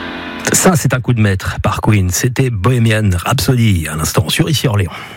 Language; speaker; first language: French; native; French